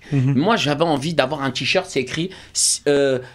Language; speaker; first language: French; native; French